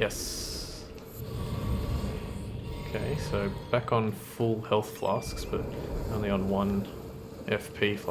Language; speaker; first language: English; native; English